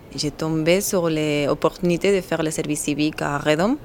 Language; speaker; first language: French; non-native, fluent; Spanish